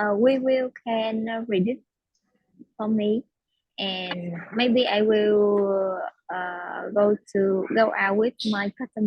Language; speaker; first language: English; non-native, learner; Vietnamese